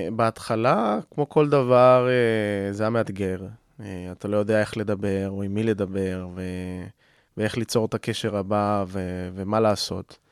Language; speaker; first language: Hebrew; non-native, fluent; Spanish